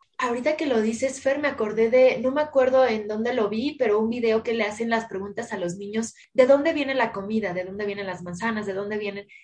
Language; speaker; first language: Spanish; native; Spanish